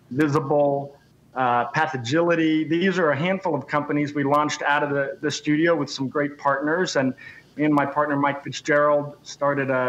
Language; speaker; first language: English; native; English